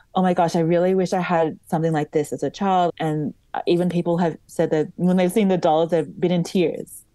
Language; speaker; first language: English; native; English